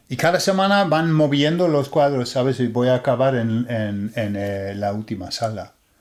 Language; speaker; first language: Spanish; non-native, fluent; English